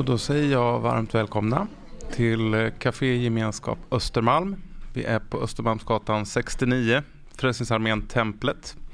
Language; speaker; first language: Swedish; native; Swedish